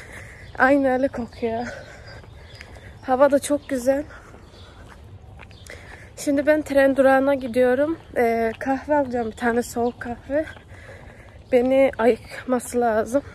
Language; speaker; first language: Turkish; early bilingual, heritage; Turkish